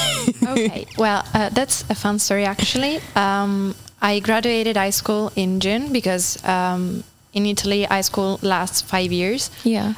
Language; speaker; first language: English; non-native, fluent; Italian